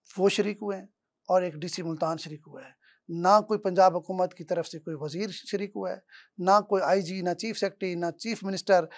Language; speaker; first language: Urdu; non-native, local second language; Saraiki